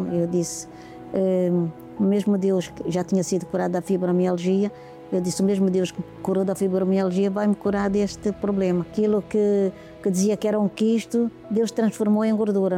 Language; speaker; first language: Portuguese; native; Portuguese